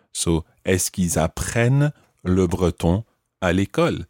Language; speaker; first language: French; non-native, fluent; English